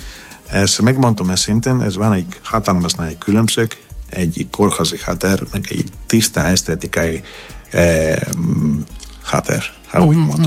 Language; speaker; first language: Hungarian; non-native, fluent; Greek